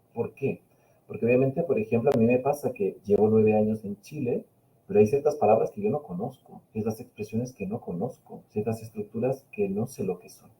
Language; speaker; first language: Spanish; non-native, local second language; Catalan